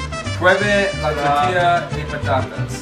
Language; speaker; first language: Spanish; non-native, learner; English